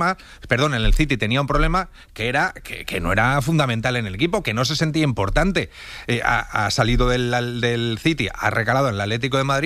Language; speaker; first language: Spanish; native; Spanish